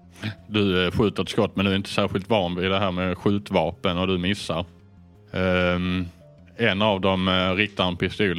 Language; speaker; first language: Swedish; native; Swedish